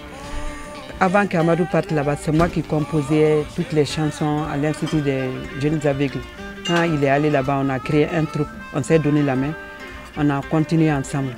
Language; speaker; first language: French; non-native, local second language; Bambara